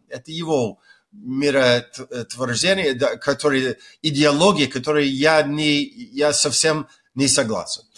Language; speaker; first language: Russian; non-native, fluent; English